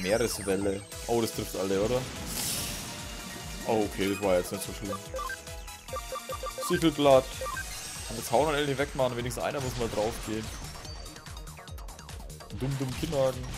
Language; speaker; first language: German; native; German